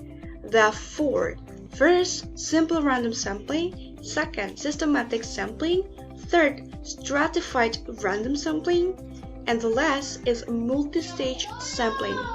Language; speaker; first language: English; non-native, learner; Indonesian